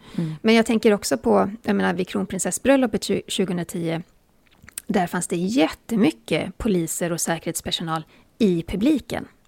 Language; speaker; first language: Swedish; native; Swedish